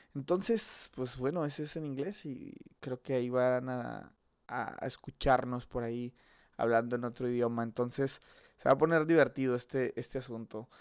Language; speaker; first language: Spanish; native; Spanish